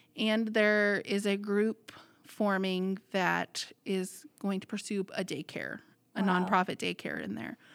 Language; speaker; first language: English; native; English